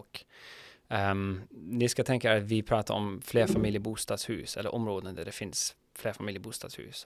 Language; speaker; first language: Swedish; non-native, fluent; German